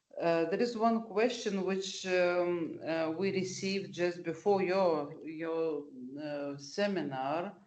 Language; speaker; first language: English; non-native, fluent; Lithuanian